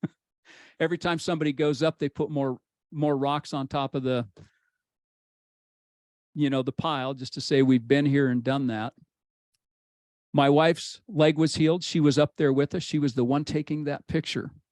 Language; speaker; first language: English; native; English